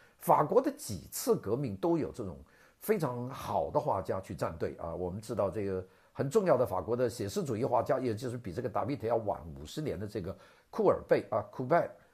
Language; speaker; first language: Chinese; non-native, local second language; Cantonese